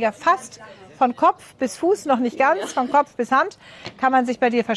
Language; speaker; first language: German; native; German